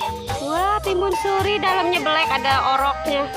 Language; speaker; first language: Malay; non-native, local second language; Sundanese